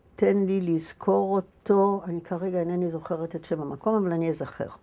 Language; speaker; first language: Hebrew; native; Hebrew